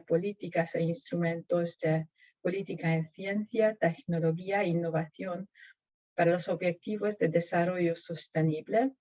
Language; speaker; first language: Spanish; non-native, fluent; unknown